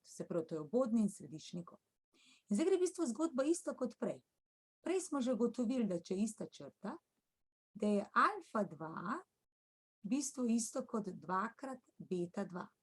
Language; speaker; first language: Slovenian; native; Slovenian